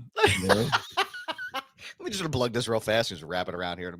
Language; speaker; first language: English; native; English